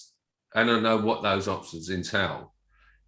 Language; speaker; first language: English; native; English